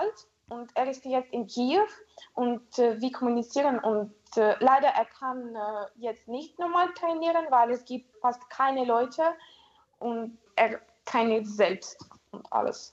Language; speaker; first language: German; non-native, learner; Ukrainian